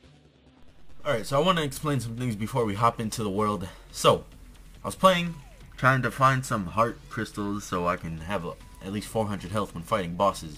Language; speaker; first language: English; native; English